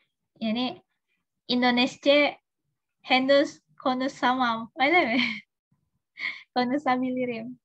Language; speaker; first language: Turkish; non-native, learner; Indonesian